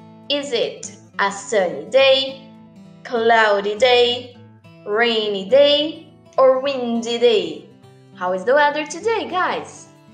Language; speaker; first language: English; non-native, fluent; Portuguese